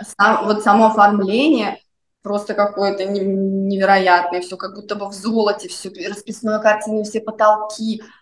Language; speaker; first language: Russian; native; Russian